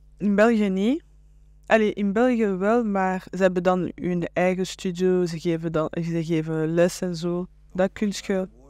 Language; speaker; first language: Dutch; non-native, local second language; French